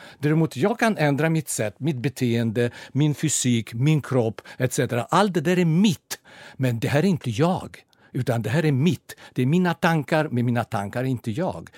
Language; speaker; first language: Swedish; non-native, fluent; Russian